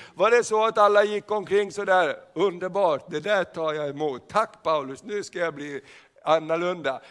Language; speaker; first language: Swedish; native; Swedish